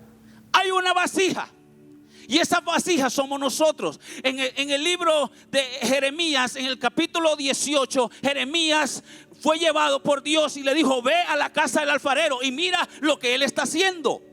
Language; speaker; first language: Spanish; native; Spanish